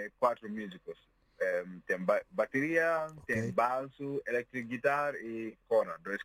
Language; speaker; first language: Portuguese; non-native, learner; Mandingo